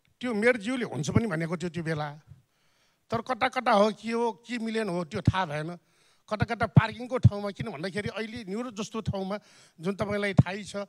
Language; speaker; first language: Nepali; non-native, local second language; Newari